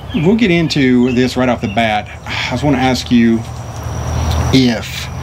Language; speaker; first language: English; native; English